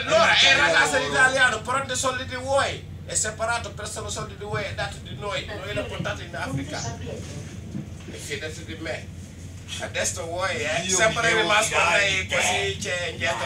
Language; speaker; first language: Italian; non-native, learner; Wolof